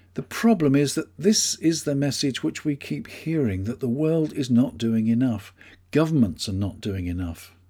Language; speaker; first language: English; native; English